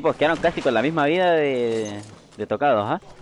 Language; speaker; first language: Spanish; native; Spanish